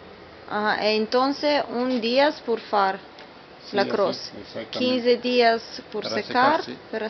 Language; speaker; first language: Spanish; non-native, learner; Italian